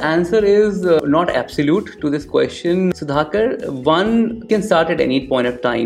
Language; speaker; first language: English; non-native, local second language; Hindi